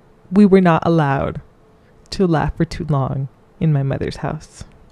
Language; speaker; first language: English; early bilingual, other home language; Spanish